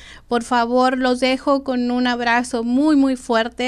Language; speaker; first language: Spanish; native; Spanish